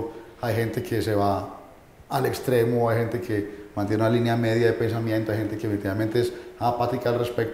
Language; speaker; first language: Spanish; native; Spanish